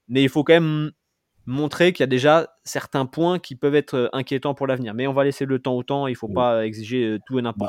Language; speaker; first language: French; native; French